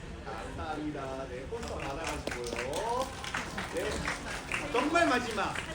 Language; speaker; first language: Korean; native; Korean